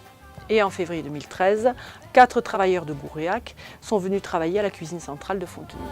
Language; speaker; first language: French; native; French